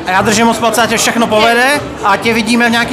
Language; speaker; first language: Czech; native; Czech